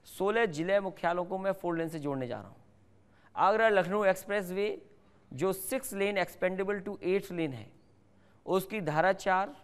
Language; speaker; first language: Hindi; native; Hindi